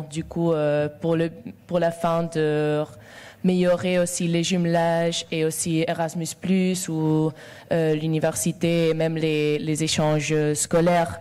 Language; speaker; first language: French; non-native, local second language; Galician